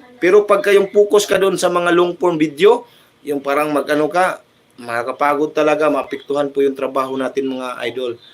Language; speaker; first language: Filipino; non-native, local second language; Cebuano